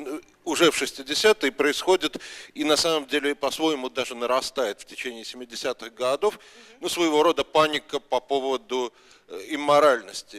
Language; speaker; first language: Russian; native; Russian